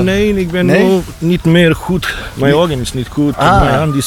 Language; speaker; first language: Dutch; non-native, learner; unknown